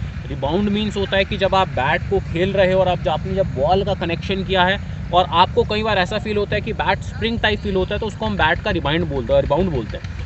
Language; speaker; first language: Hindi; native; Hindi